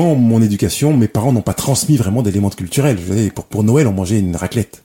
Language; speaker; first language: French; native; French